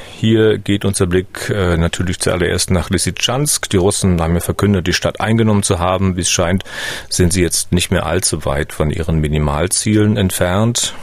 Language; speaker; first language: German; native; German